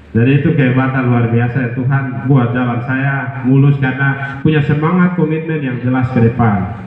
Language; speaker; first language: Indonesian; non-native, local second language; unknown